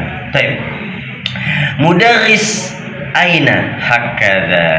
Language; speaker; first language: Arabic; non-native, fluent; Indonesian